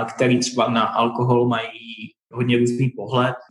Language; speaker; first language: Czech; native; Czech